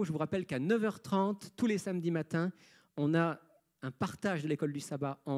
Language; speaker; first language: French; native; French